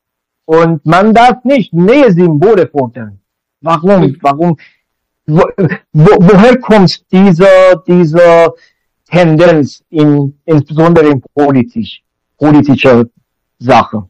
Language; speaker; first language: German; non-native, learner; Persian